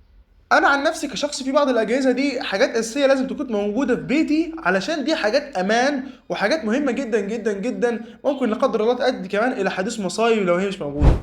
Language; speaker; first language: Arabic; native; Arabic